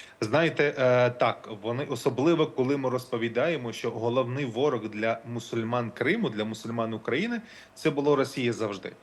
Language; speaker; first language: Ukrainian; non-native, local second language; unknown